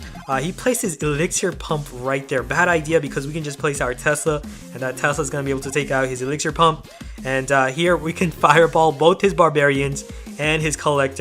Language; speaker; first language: English; native; English